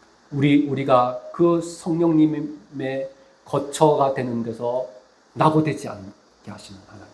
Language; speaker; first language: Korean; native; Korean